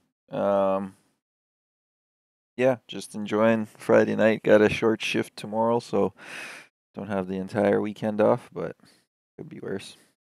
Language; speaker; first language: English; early bilingual, other home language; Russian